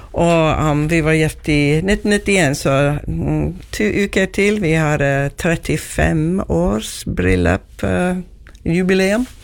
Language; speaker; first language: Norwegian; non-native, learner; English